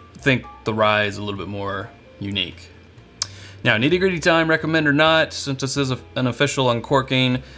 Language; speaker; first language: English; native; English